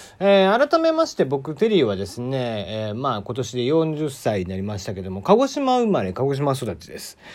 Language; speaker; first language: Japanese; native; Japanese